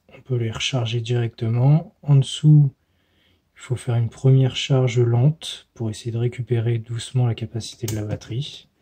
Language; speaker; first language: French; native; French